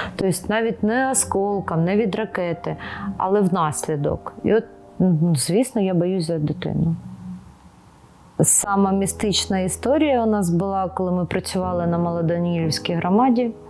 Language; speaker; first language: Ukrainian; non-native, local second language; Russian